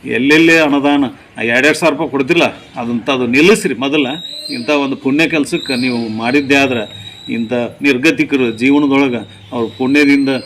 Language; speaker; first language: Kannada; native; Kannada